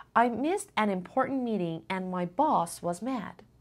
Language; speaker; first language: English; non-native, fluent; Persian